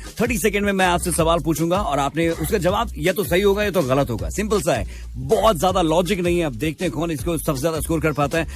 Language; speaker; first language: Hindi; native; Hindi